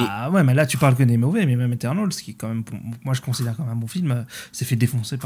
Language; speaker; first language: French; native; French